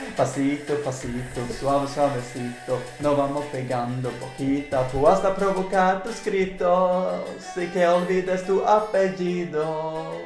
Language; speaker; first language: Spanish; non-native, learner; Swedish